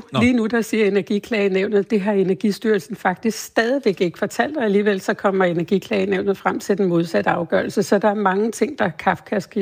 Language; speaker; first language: Danish; native; Danish